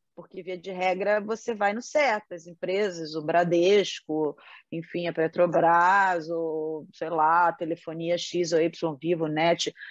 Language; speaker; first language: Portuguese; native; Portuguese